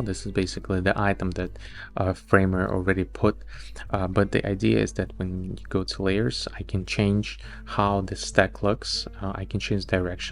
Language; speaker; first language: English; non-native, fluent; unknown